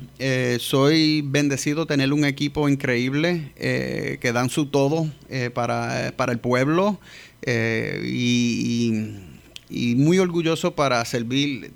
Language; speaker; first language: Spanish; early bilingual, heritage; English